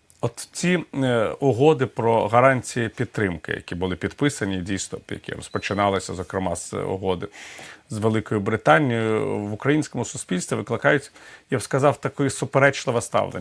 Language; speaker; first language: Ukrainian; native; Ukrainian